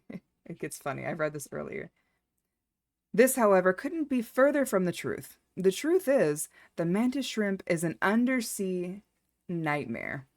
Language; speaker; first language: English; native; English